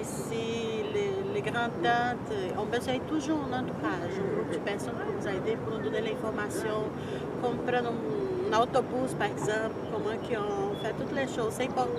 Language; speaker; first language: French; non-native, fluent; Portuguese